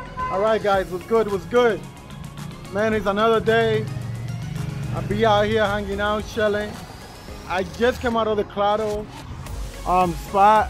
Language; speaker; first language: English; native; English